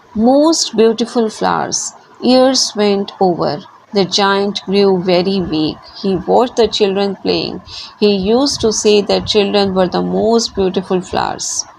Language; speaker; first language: English; non-native, local second language; Hindi